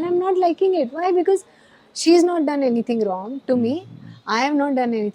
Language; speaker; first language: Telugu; non-native, learner; Hindi